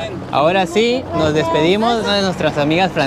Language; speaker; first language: Spanish; native; Spanish